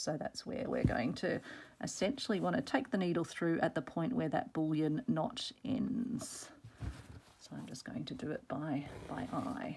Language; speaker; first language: English; native; English